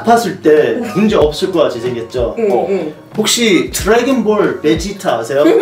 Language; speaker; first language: Korean; non-native, fluent; English